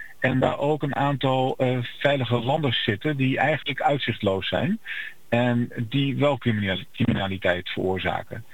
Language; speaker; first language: Dutch; native; Dutch